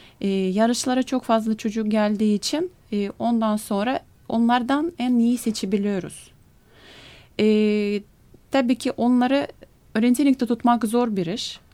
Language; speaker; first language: Turkish; non-native, fluent; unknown